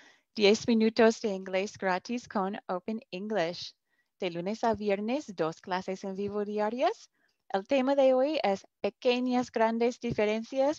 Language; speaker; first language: Spanish; non-native, fluent; English